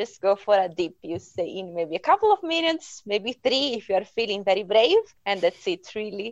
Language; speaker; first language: English; non-native, fluent; Italian